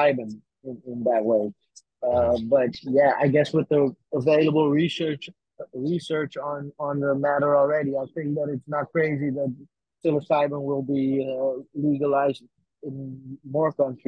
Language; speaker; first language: English; non-native, fluent; Dutch